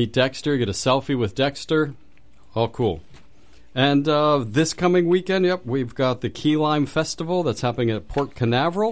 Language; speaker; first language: English; native; English